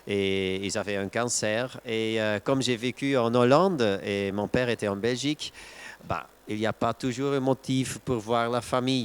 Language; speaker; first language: French; non-native, local second language; Dutch